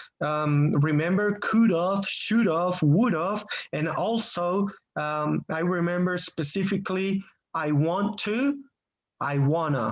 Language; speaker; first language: English; non-native, fluent; Spanish